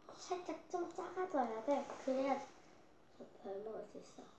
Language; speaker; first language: Korean; native; Korean